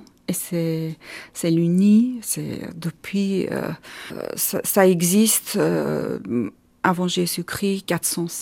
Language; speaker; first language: French; non-native, fluent; Armenian